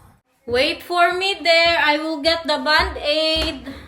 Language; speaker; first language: English; non-native, local second language; Filipino